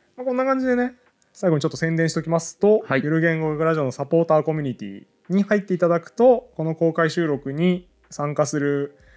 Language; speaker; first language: Japanese; native; Japanese